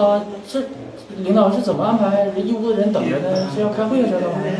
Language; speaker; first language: Chinese; native; Chinese